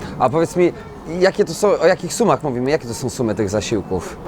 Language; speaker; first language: Polish; native; Polish